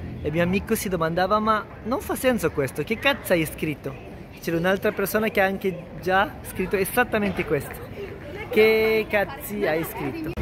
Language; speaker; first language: Italian; non-native, fluent; French